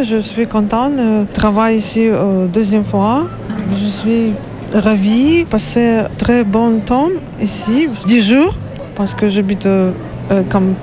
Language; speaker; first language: French; non-native, learner; Ukrainian